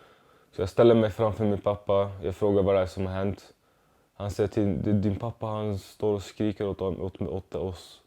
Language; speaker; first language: Swedish; non-native, fluent; Arabic